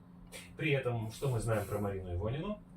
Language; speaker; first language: Russian; native; Russian